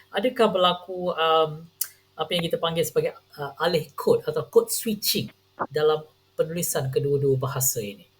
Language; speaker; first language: Malay; non-native, local second language; Tamil